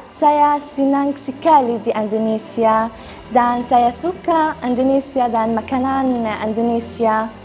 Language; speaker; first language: Indonesian; non-native, learner; Arabic